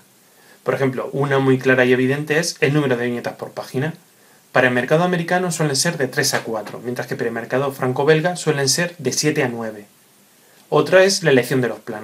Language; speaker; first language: Spanish; native; Spanish